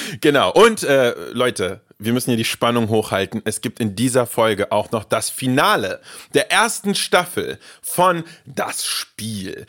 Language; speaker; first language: German; early bilingual, other home language; Russian